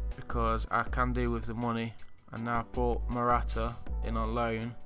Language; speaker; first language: English; native; English